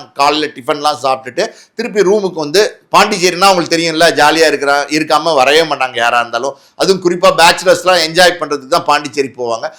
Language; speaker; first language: Tamil; native; Tamil